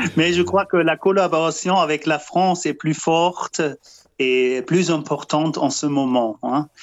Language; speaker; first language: French; non-native, fluent; German